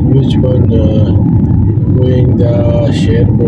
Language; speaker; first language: English; non-native, learner; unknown